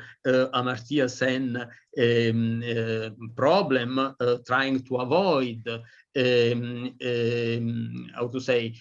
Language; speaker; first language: English; non-native, fluent; Italian